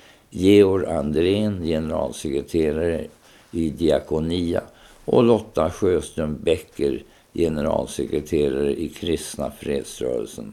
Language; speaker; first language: Swedish; native; Swedish